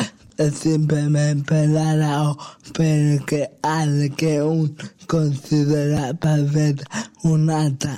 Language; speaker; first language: Catalan; non-native, local second language; Spanish